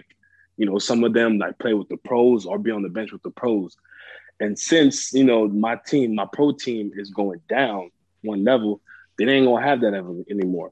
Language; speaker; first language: English; early bilingual, other home language; French